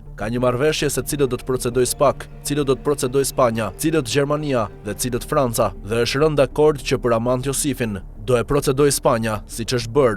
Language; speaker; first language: Albanian; native; Albanian